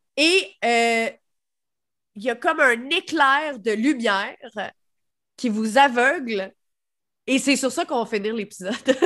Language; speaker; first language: French; native; French